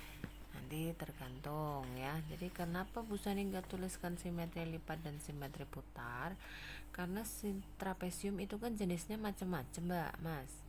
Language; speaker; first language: Indonesian; native; Indonesian